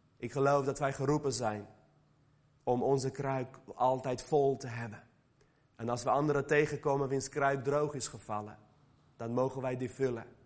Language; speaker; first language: Dutch; early bilingual, other home language; Armenian